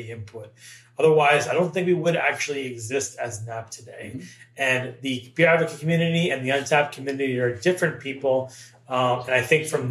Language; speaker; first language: English; native; English